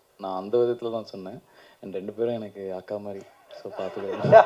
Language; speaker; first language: Tamil; native; Tamil